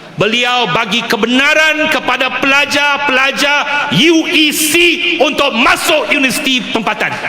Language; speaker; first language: Malay; non-native, local second language; Chinese